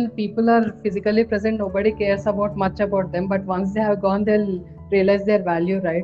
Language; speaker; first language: English; non-native, local second language; Telugu